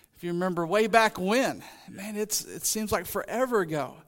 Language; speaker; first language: English; native; English